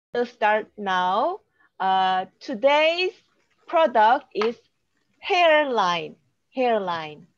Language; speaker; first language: English; non-native, learner; Korean